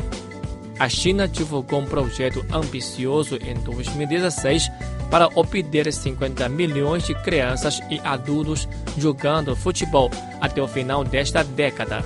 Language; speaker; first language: Portuguese; non-native, fluent; Chinese